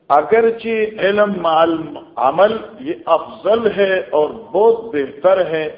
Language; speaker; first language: Urdu; non-native, local second language; Northern Hindko